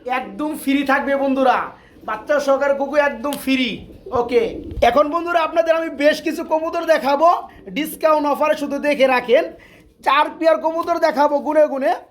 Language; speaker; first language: Bangla; native; Bangla